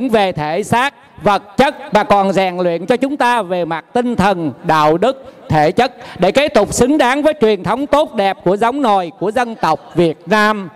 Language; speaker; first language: Vietnamese; native; Vietnamese